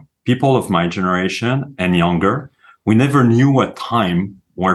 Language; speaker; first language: English; non-native, fluent; French